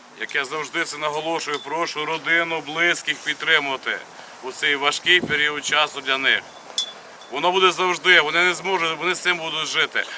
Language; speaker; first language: Ukrainian; native; Ukrainian